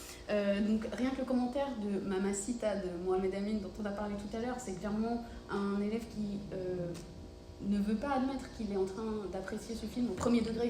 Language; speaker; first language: French; native; French